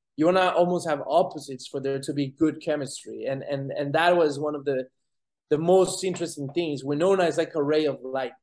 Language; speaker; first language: English; non-native, fluent; Spanish